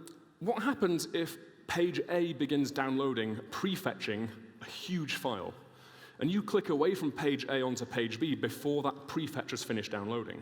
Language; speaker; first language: English; native; English